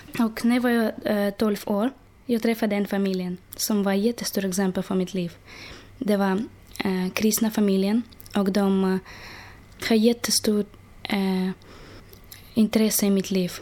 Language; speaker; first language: Swedish; non-native, learner; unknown